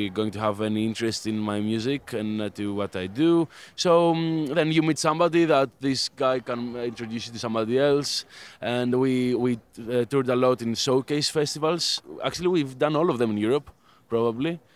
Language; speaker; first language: English; non-native, fluent; Greek